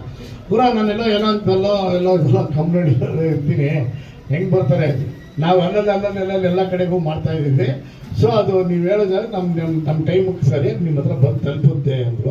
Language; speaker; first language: Kannada; native; Kannada